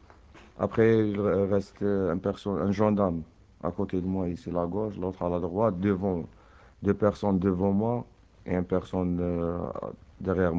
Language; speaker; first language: French; non-native, learner; Arabic